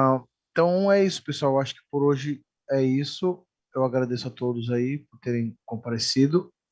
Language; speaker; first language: Portuguese; native; Portuguese